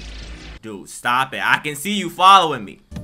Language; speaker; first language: English; native; English